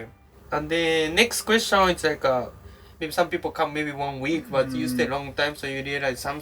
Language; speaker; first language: English; non-native, learner; Japanese